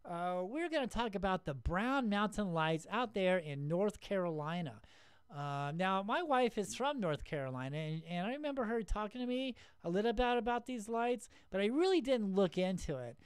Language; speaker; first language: English; native; English